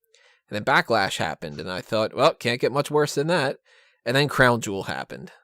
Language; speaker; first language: English; native; English